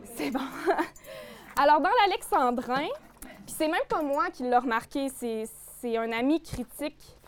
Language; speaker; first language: French; native; French